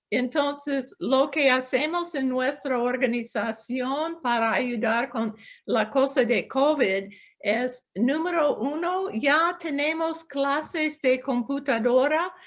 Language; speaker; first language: Spanish; non-native, local second language; English